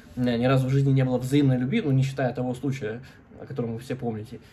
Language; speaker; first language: Russian; native; Russian